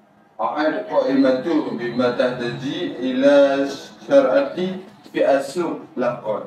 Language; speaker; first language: Arabic; non-native, learner; Malay